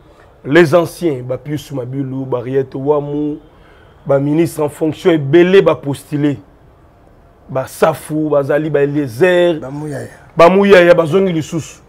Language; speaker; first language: French; non-native, local second language; Lingala